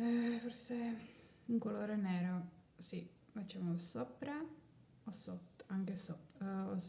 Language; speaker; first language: Italian; non-native, learner; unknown